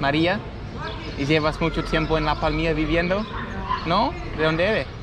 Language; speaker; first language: Spanish; non-native, fluent; English